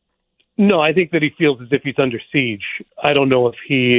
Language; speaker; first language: English; native; English